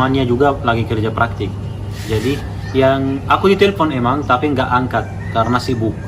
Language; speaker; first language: Indonesian; non-native, fluent; Arabic